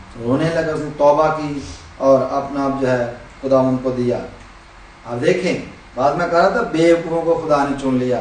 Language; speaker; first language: Urdu; non-native, local second language; Punjabi